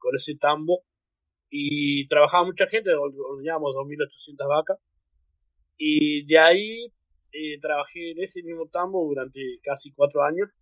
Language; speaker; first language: Spanish; native; Spanish